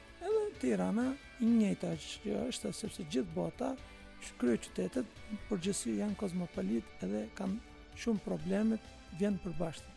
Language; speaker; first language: Albanian; non-native, fluent; Turkish